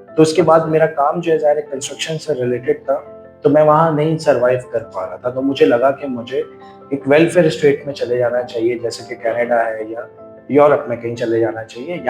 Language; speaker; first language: Urdu; native; Urdu